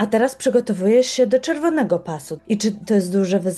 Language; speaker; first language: Polish; native; Polish